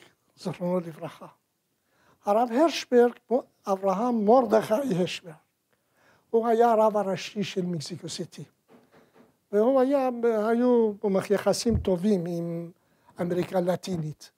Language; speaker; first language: Hebrew; non-native, fluent; Persian